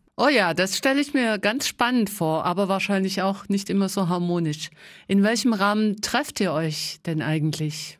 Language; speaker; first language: German; native; German